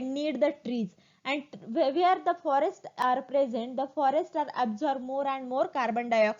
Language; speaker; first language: English; non-native, local second language; Marathi